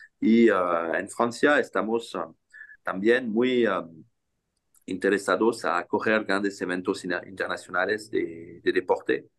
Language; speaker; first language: Spanish; non-native, fluent; French